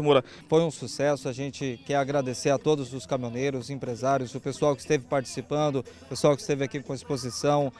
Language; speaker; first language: Portuguese; native; Portuguese